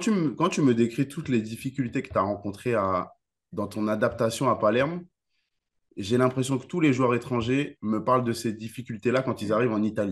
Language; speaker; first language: French; native; French